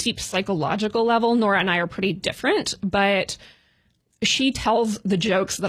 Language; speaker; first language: English; native; English